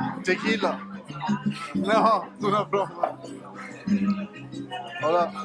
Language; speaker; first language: Spanish; non-native, learner; German